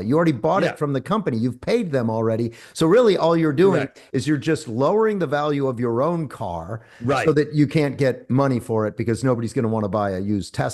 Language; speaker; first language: English; native; English